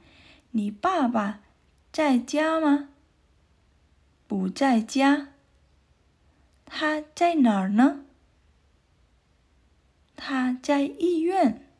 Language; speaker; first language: Chinese; non-native, fluent; Indonesian